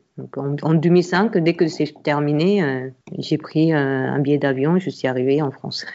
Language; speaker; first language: French; non-native, fluent; Korean